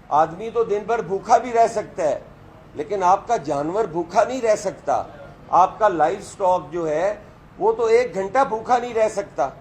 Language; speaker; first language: Urdu; non-native, local second language; Punjabi